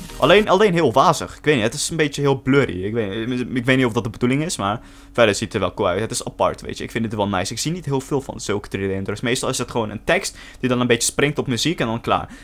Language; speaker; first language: Dutch; early bilingual, other home language; Turkish